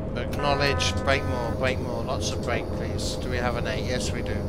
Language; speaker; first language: English; native; English